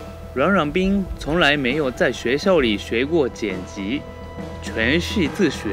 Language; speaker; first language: Chinese; native; Chinese